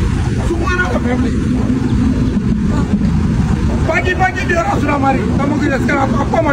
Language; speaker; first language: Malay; non-native, learner; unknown